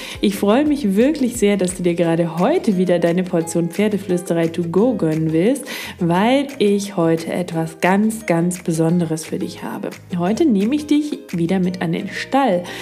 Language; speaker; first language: German; native; German